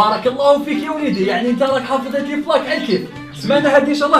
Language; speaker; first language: Arabic; native; Arabic